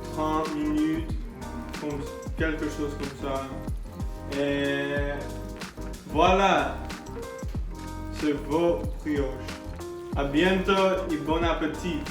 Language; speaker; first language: French; non-native, learner; English